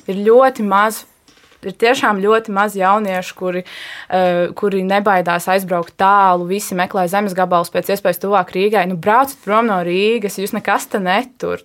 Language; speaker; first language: Latvian; native; Latvian